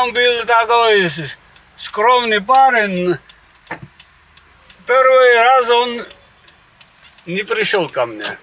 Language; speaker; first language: Russian; non-native, learner; Georgian